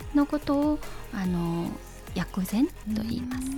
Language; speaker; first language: Japanese; non-native, fluent; Chinese